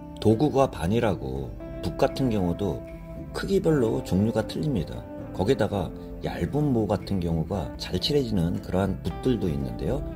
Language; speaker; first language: Korean; native; Korean